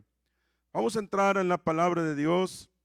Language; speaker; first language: Spanish; native; Spanish